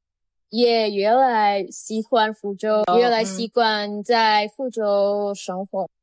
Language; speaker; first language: Chinese; non-native, learner; Indonesian